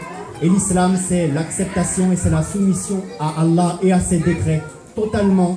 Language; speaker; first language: French; native; French